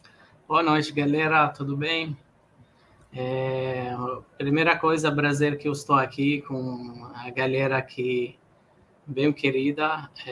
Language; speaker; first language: Portuguese; non-native, fluent; Arabic